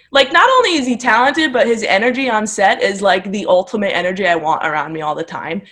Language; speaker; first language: English; native; English